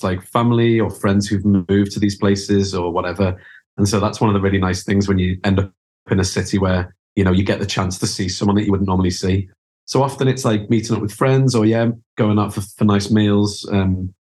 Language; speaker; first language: English; native; English